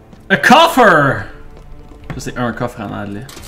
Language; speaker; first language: French; native; French